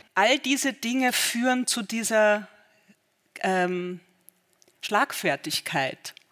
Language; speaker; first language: German; native; German